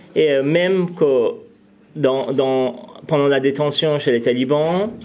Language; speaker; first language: French; non-native, fluent; Persian